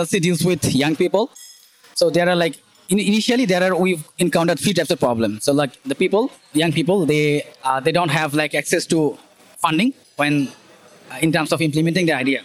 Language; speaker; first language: English; non-native, local second language; Bangla